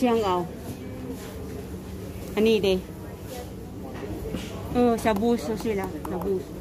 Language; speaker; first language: French; non-native, learner; Thai